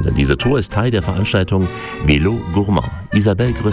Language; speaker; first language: German; native; German